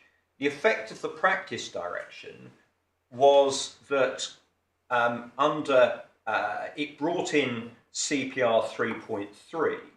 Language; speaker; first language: English; native; English